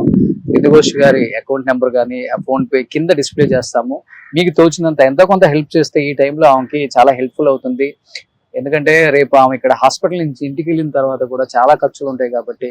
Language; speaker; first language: Telugu; native; Telugu